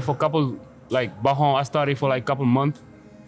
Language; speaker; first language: English; non-native, fluent; Wolof